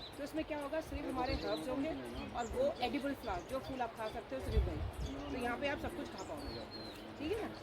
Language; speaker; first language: Hindi; non-native, local second language; Garhwali